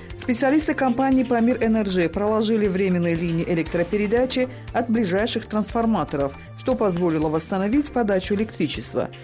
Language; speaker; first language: Russian; non-native, local second language; Tajik